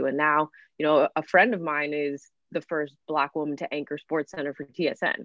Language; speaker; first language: English; native; English